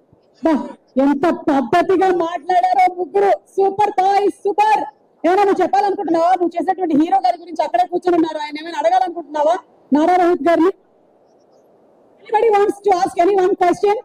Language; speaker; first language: Telugu; native; Telugu